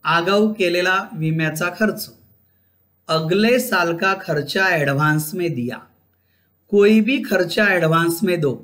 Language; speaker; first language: Hindi; non-native, local second language; Marathi